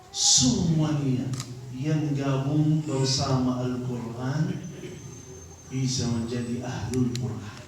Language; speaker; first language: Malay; non-native, fluent; Arabic